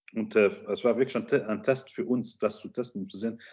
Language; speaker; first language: German; non-native, local second language; Arabic